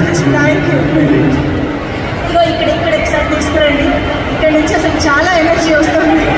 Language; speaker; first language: Telugu; native; Telugu